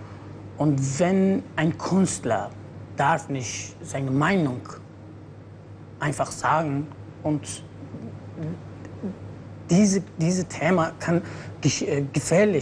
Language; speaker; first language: German; non-native, learner; Persian